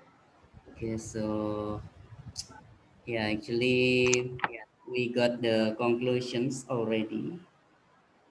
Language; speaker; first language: English; non-native, fluent; Indonesian